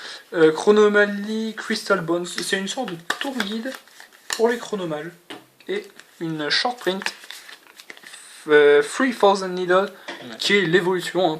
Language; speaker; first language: French; native; French